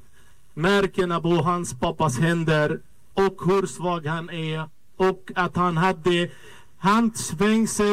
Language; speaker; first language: Swedish; non-native, fluent; Arabic